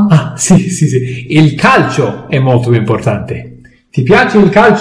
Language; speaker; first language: Italian; non-native, fluent; English